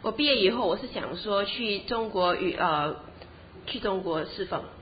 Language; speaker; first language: Chinese; native; Chinese